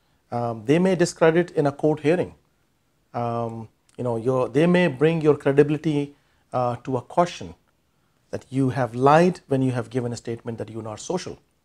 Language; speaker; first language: English; non-native, local second language; Urdu